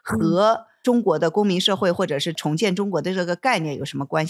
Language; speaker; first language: Chinese; native; Chinese